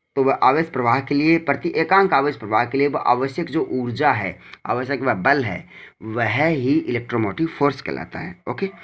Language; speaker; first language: Hindi; native; Hindi